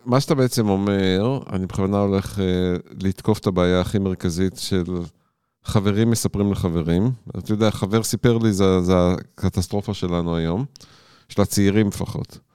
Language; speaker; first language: Hebrew; native; Hebrew